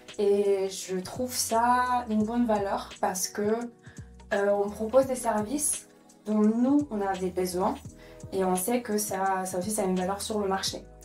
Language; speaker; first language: French; non-native, fluent; Ukrainian